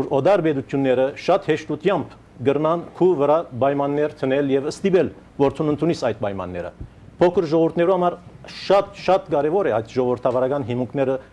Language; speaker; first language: Armenian; early bilingual, heritage; Armenian